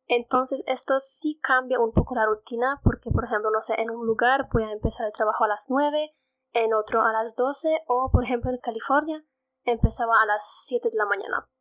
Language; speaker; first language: Spanish; non-native, fluent; Polish